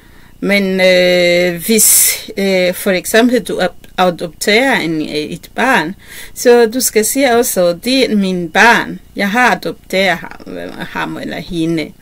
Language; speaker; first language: Danish; non-native, learner; Kinyarwanda